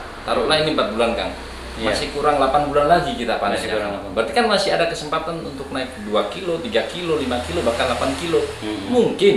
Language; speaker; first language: Indonesian; native; Indonesian